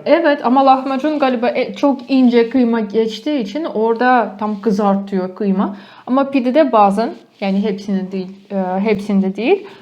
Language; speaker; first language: Turkish; early bilingual, heritage; Turkish